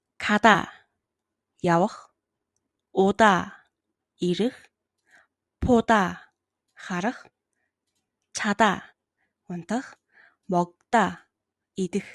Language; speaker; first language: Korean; non-native, fluent; Mongolian